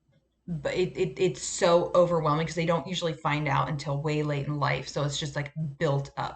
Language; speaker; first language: English; native; English